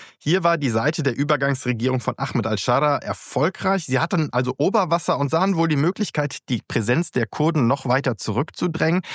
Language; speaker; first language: German; native; German